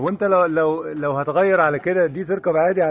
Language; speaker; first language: Arabic; native; Arabic